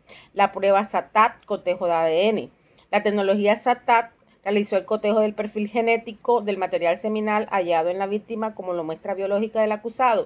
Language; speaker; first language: Spanish; native; Spanish